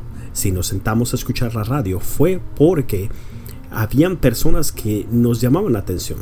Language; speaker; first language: Spanish; early bilingual, heritage; Spanish